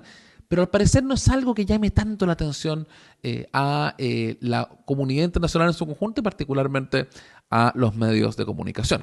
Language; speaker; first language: Spanish; native; Spanish